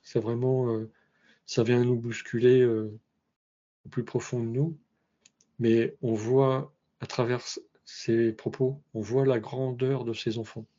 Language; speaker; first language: French; native; French